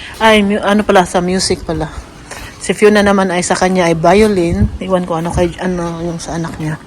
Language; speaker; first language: Filipino; non-native, local second language; Cebuano